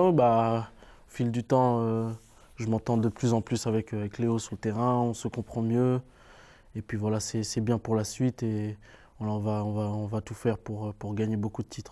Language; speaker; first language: French; native; French